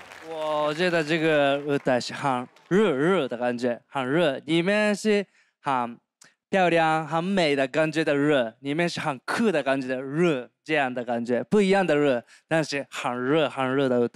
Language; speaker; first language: Chinese; non-native, learner; Japanese